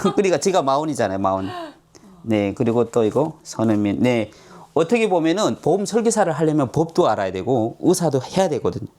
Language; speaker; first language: Korean; native; Korean